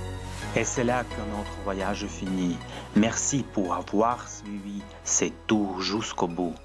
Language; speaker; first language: French; non-native, fluent; Russian